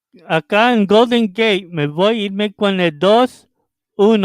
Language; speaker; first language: Spanish; early bilingual, heritage; Spanish